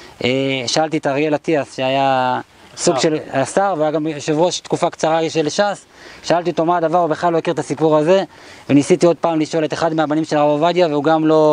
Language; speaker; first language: Hebrew; native; Hebrew